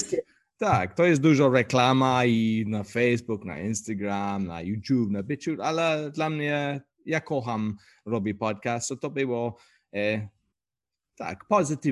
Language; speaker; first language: Polish; non-native, learner; English